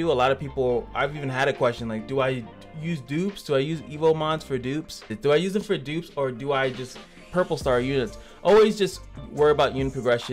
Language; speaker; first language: English; native; English